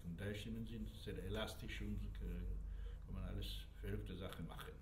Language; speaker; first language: German; non-native, fluent; Georgian